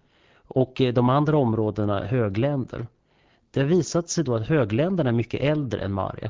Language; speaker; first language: Swedish; native; Swedish